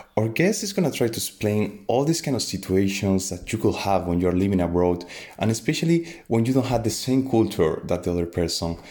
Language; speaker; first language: English; non-native, fluent; Spanish